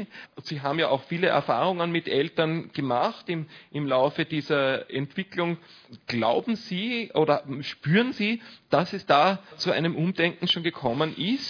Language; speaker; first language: German; native; German